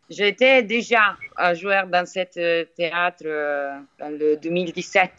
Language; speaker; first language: French; non-native, learner; Italian